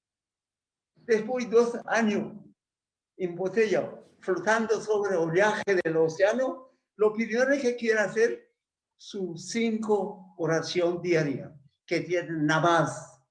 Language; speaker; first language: Spanish; non-native, fluent; Persian